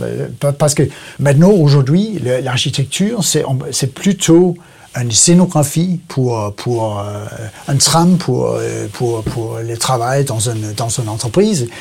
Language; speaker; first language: French; non-native, learner; Danish